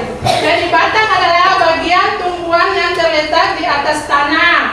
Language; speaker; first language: Indonesian; native; Indonesian